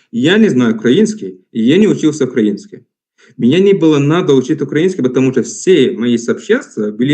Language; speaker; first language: Russian; non-native, fluent; Arabic